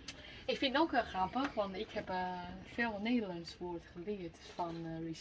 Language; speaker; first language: Dutch; non-native, learner; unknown